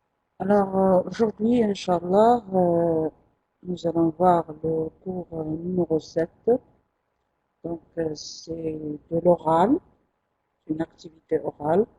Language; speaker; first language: French; non-native, local second language; Arabic